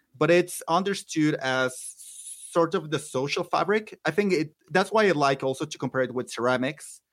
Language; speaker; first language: English; non-native, fluent; Spanish